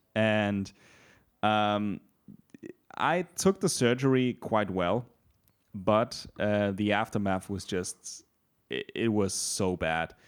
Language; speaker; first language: English; non-native, fluent; German